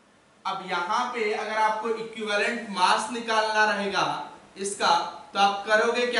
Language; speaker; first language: Hindi; native; Hindi